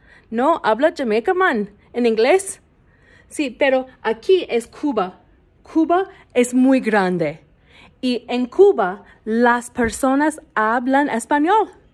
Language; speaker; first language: Spanish; non-native, learner; English